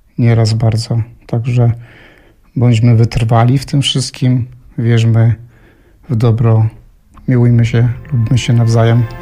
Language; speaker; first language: Polish; early bilingual, heritage; Polish